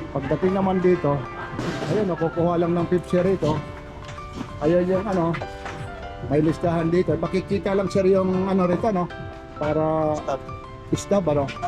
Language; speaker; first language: Filipino; non-native, local second language; Waray